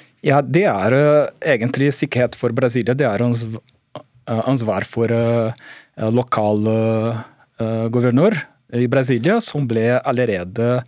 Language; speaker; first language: Norwegian; non-native, fluent; Portuguese